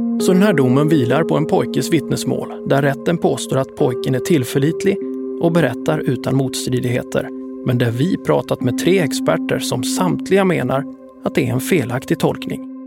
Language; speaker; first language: Swedish; native; Swedish